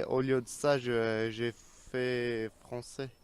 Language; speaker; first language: French; non-native, fluent; Armenian